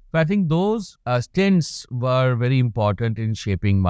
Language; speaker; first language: English; non-native, local second language; Hindi